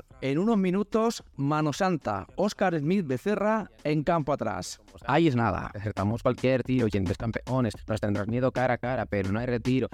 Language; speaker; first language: Spanish; native; Spanish